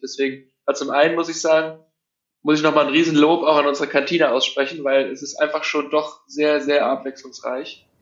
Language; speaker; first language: German; native; German